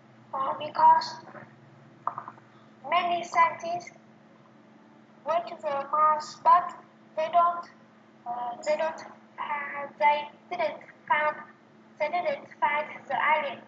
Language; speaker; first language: English; non-native, learner; Vietnamese